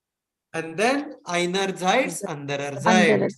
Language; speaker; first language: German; non-native, fluent; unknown